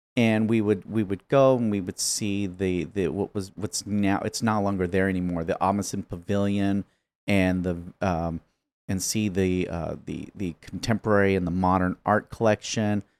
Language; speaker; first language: English; native; English